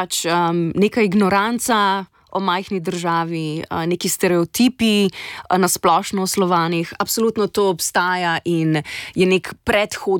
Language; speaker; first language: Slovenian; native; Slovenian